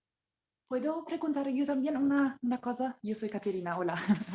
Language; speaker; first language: Spanish; non-native, fluent; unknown